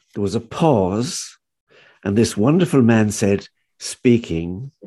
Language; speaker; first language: English; native; English